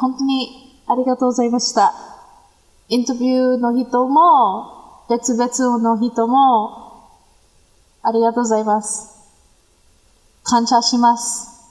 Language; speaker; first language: Japanese; non-native, learner; English